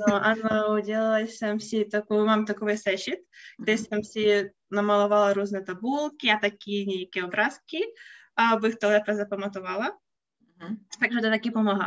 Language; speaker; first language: Czech; non-native, fluent; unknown